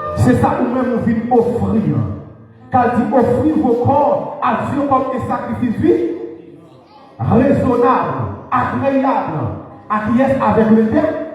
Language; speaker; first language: French; non-native, local second language; Haitian Creole